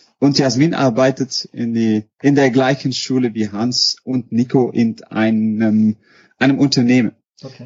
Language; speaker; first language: German; non-native, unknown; Dutch